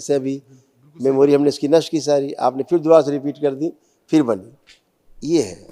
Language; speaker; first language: Hindi; native; Hindi